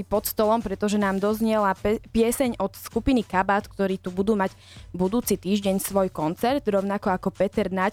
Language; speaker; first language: Slovak; native; Slovak